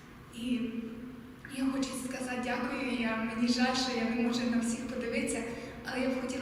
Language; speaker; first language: Ukrainian; early bilingual, heritage; Ukrainian